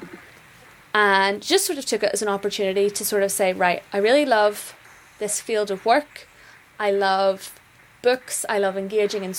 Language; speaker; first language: English; native; English